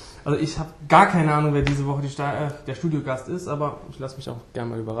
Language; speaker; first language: German; native; German